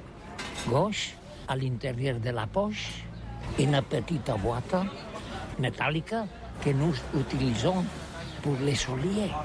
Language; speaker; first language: French; non-native, learner; Catalan